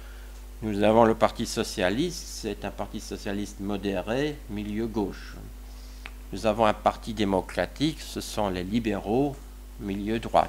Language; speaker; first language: French; non-native, local second language; Luxembourgish